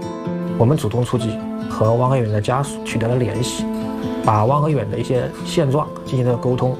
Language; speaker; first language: Chinese; native; Chinese